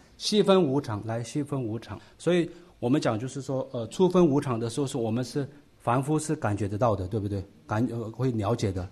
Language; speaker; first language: Chinese; non-native, local second language; Tibetan